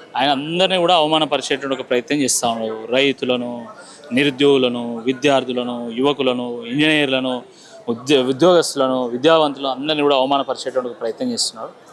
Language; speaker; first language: Telugu; native; Telugu